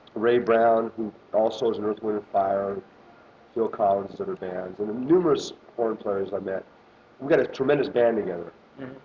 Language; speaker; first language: English; native; English